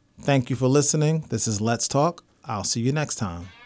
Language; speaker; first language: English; native; English